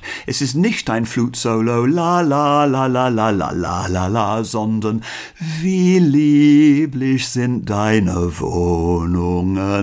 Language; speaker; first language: German; non-native, fluent; English